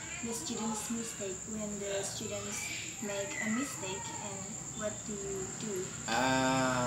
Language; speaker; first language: English; non-native, learner; Indonesian